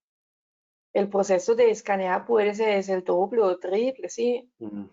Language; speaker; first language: Spanish; non-native, learner; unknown